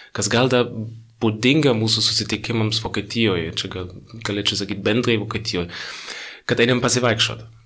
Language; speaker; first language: Lithuanian; non-native, fluent; German